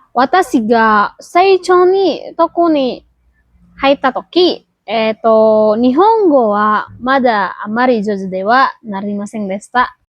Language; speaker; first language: Japanese; non-native, learner; Indonesian